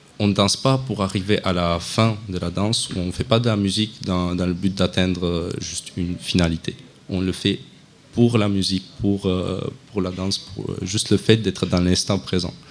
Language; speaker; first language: French; non-native, fluent; Romanian